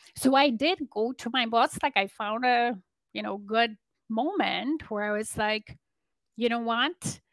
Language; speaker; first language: English; non-native, fluent; Polish